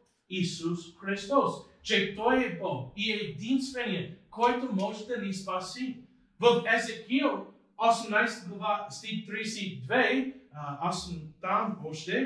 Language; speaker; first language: Bulgarian; non-native, fluent; English